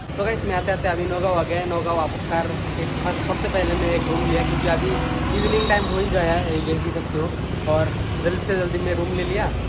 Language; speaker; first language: Hindi; non-native, local second language; Assamese